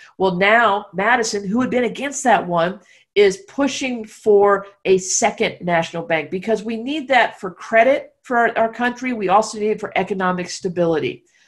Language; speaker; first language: English; native; English